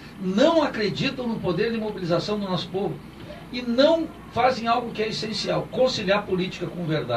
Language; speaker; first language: Portuguese; native; Portuguese